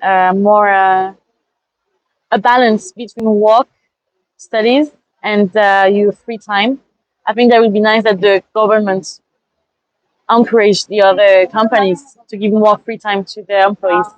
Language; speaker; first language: English; non-native, fluent; French